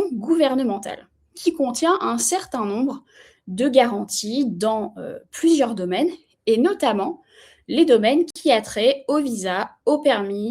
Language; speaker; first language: French; native; French